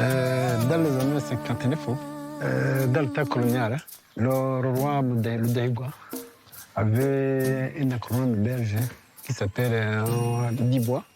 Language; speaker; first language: French; non-native, local second language; Kinyarwanda